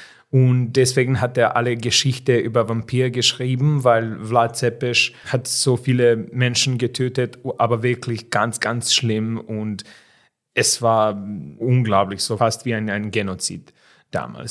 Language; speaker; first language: German; non-native, fluent; Serbian